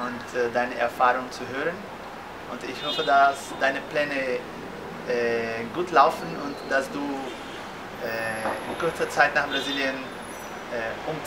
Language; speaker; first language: German; non-native, fluent; Portuguese